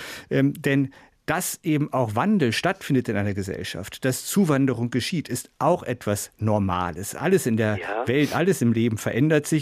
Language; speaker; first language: German; native; German